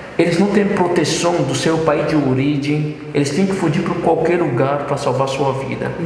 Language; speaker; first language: Portuguese; non-native, fluent; Arabic